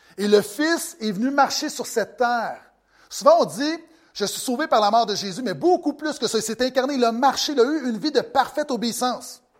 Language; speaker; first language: French; native; French